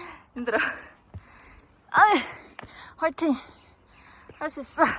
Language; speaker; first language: Korean; non-native, learner; Khmer